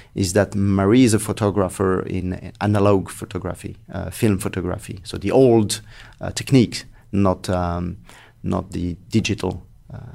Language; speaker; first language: English; non-native, fluent; French